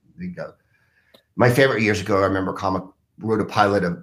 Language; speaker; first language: English; native; English